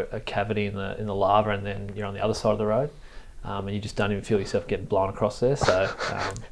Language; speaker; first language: English; native; English